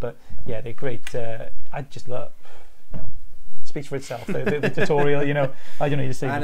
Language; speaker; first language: English; native; English